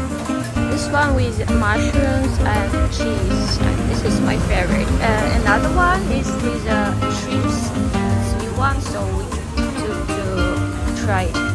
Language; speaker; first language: English; non-native, learner; Russian